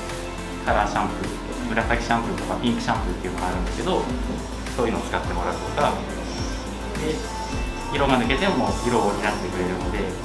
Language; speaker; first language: Japanese; native; Japanese